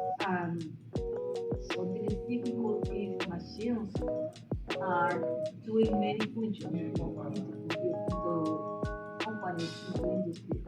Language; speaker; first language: English; non-native, learner; Spanish